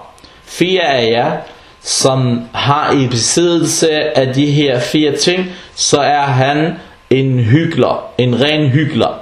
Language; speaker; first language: Danish; non-native, fluent; Arabic